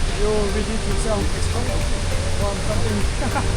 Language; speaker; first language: English; non-native, learner; Lao